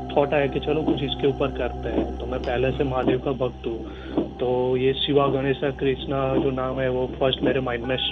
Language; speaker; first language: Hindi; non-native, local second language; Gujarati